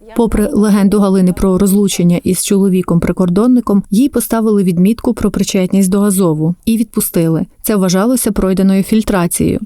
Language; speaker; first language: Ukrainian; native; Ukrainian